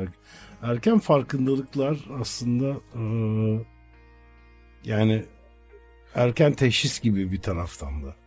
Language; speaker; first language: Turkish; native; Turkish